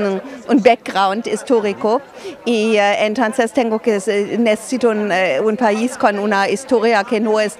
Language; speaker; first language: Spanish; non-native, fluent; German